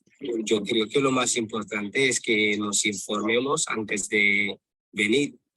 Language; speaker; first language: Spanish; non-native, local second language; Portuguese